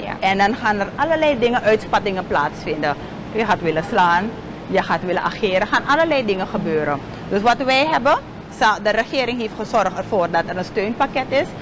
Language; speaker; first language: Dutch; native; Dutch